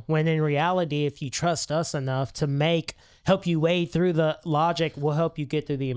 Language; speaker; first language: English; native; English